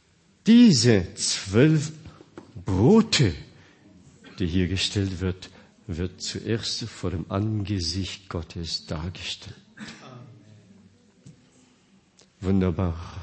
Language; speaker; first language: German; non-native, fluent; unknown